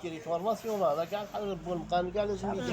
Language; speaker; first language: Arabic; native; Arabic